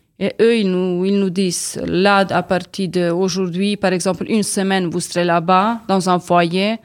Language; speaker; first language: French; non-native, learner; Serbian